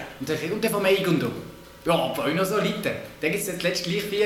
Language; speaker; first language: German; native; German